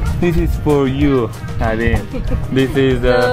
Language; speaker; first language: English; non-native, learner; Korean